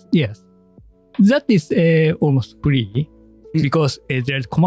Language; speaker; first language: English; non-native, learner; Japanese